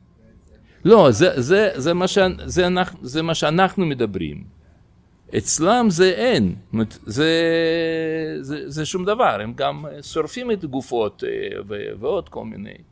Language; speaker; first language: Hebrew; non-native, fluent; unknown